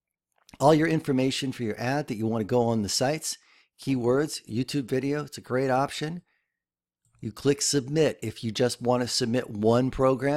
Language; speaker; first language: English; native; English